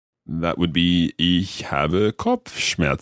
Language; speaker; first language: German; non-native, learner; English